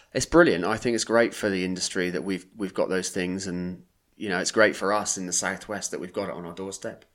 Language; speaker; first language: English; native; English